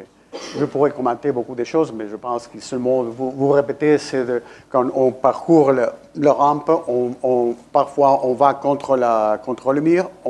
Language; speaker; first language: French; non-native, fluent; Spanish